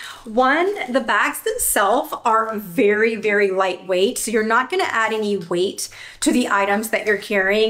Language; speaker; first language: English; native; English